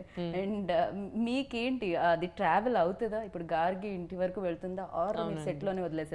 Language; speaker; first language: Telugu; native; Telugu